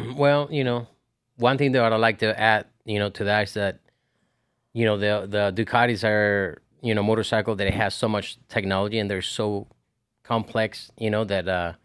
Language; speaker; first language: English; non-native, fluent; Spanish